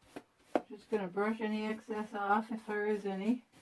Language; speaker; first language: English; native; English